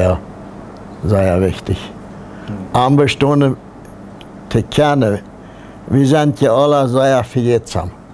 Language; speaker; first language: German; non-native, local second language; Plautdietsch